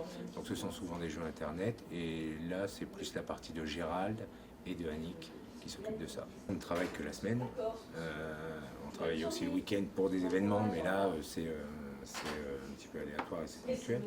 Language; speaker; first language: French; native; French